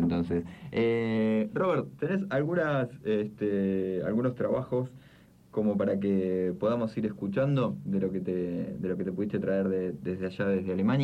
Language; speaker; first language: Spanish; native; Spanish